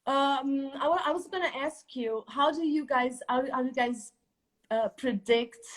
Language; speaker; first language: English; non-native, fluent; Portuguese